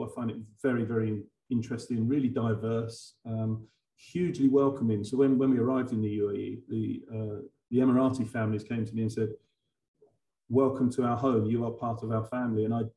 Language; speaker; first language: English; native; English